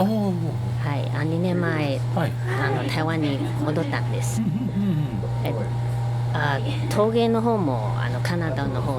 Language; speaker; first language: Japanese; non-native, fluent; Chinese